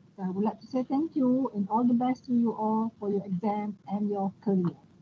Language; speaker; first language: English; non-native, local second language; Malay